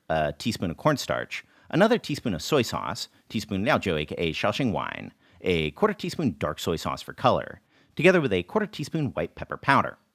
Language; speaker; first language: English; native; English